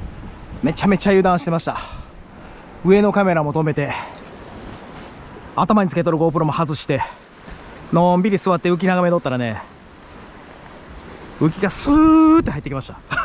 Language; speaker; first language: Japanese; native; Japanese